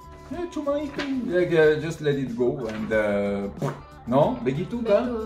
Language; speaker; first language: Indonesian; non-native, fluent; French